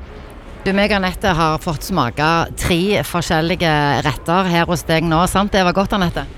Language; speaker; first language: Norwegian; native; Norwegian